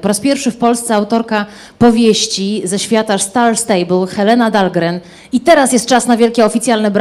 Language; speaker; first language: Polish; native; Polish